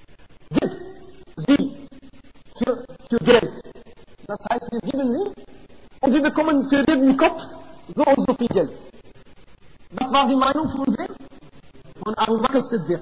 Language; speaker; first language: German; non-native, fluent; Arabic